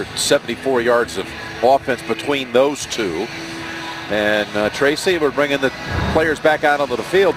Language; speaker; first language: English; native; English